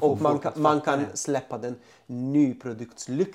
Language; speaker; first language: Swedish; non-native, fluent; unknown